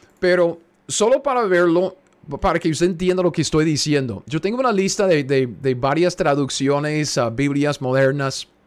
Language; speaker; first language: Spanish; non-native, fluent; English